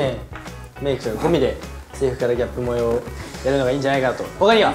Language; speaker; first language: Japanese; native; Japanese